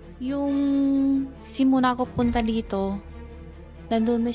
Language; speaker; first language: Filipino; non-native, learner; Chinese